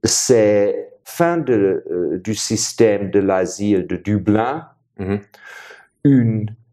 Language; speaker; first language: French; non-native, fluent; German